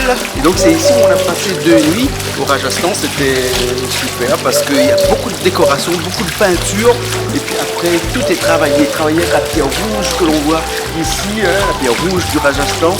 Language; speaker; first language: French; native; French